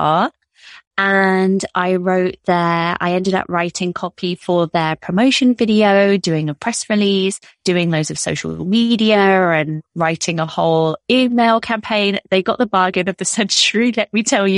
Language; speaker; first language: English; native; English